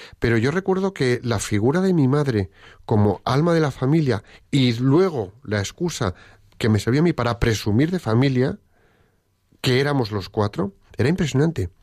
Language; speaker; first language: Spanish; native; Spanish